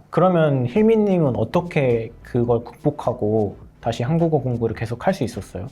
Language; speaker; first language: Korean; native; Korean